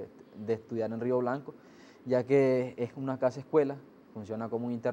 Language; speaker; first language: Spanish; native; Spanish